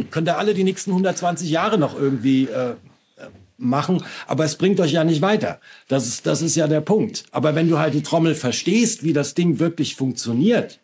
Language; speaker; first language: German; native; German